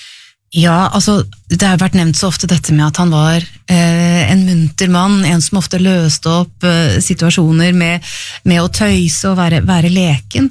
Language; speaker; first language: Norwegian; native; Norwegian